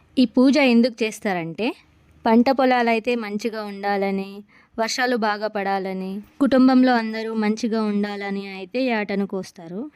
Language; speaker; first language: Telugu; non-native, local second language; Lambadi